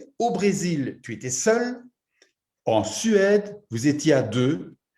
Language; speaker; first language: French; native; French